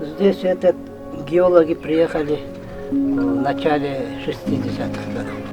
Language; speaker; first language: Russian; non-native, local second language; Kyrgyz